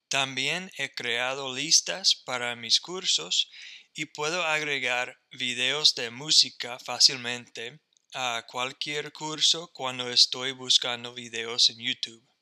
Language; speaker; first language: Spanish; non-native, fluent; English